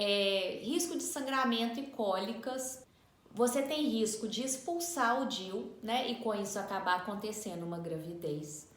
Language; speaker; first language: Portuguese; native; Portuguese